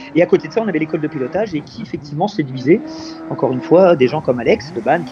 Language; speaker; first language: French; native; French